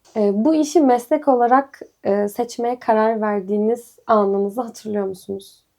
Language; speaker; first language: Turkish; native; Turkish